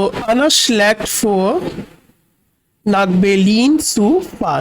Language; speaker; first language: German; non-native, fluent; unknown